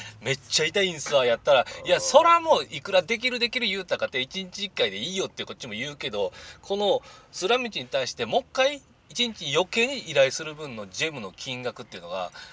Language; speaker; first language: Japanese; native; Japanese